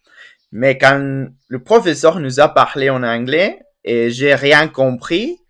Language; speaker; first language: French; non-native, fluent; Spanish